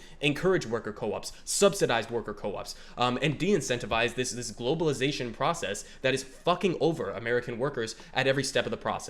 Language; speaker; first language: English; native; English